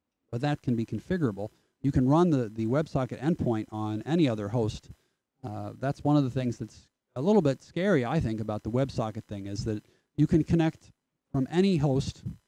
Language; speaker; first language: English; native; English